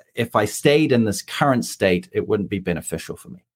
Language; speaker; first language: English; native; English